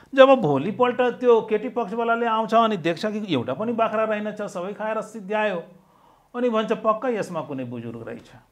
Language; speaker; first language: Nepali; non-native, local second language; Maithili